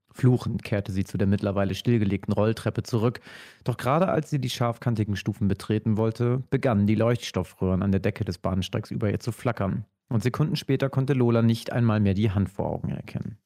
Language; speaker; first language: German; native; German